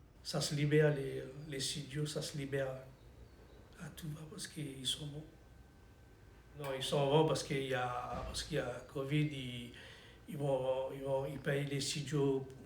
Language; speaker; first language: French; non-native, fluent; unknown